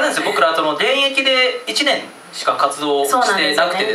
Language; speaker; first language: Japanese; native; Japanese